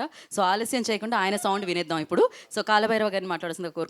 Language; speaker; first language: Telugu; native; Telugu